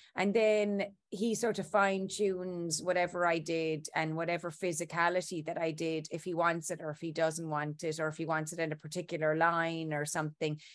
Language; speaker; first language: English; native; English